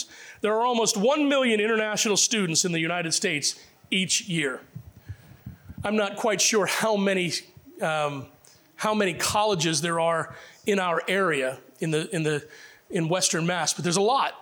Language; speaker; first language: English; native; English